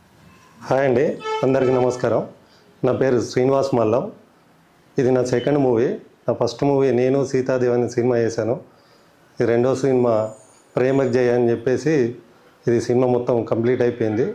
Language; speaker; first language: Telugu; native; Telugu